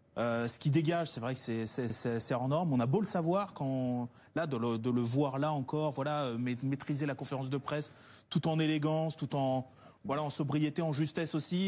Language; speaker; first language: French; native; French